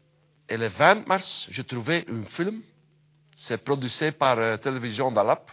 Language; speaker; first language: French; non-native, learner; Dutch